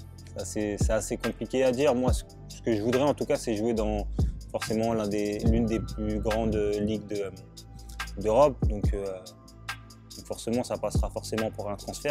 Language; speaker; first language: French; native; French